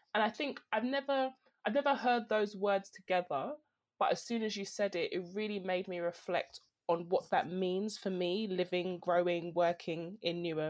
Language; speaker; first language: English; native; English